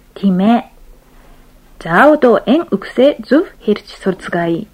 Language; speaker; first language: Mongolian; non-native, fluent; Japanese